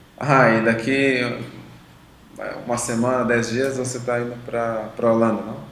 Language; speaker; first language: Portuguese; native; Portuguese